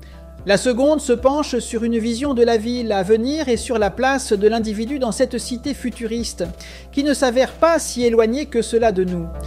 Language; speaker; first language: French; native; French